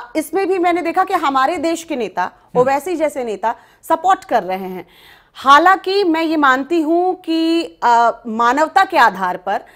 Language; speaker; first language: Hindi; native; Hindi